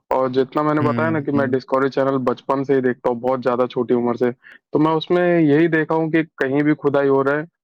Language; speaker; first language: Hindi; native; Hindi